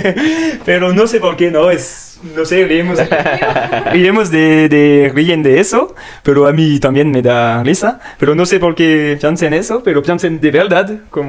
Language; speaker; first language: Spanish; non-native, learner; French